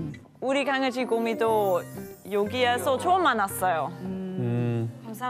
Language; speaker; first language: Korean; non-native, learner; German